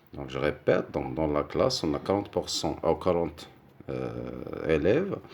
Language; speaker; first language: French; non-native, local second language; Arabic